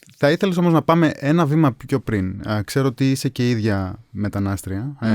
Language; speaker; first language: Greek; native; Greek